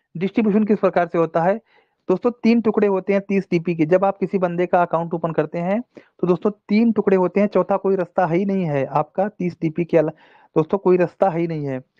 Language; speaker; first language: Hindi; non-native, local second language; Telugu